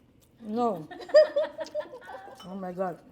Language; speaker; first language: English; non-native, local second language; Filipino